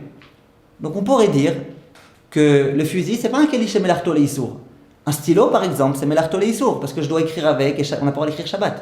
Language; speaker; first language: French; native; French